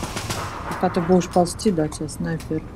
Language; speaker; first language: Russian; native; Russian